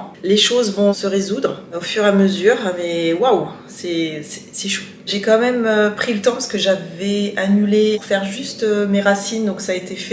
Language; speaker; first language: French; native; French